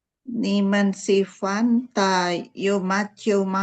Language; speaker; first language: Chinese; non-native, learner; Indonesian